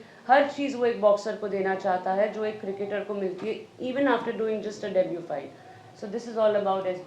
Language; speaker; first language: Hindi; native; Hindi